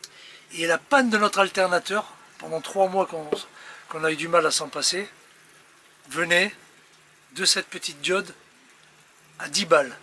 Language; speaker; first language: French; native; French